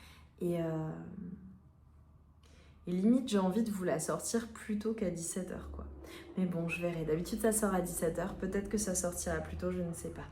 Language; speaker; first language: French; native; French